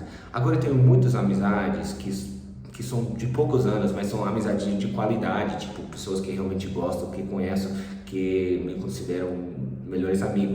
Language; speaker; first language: Portuguese; early bilingual, other home language; English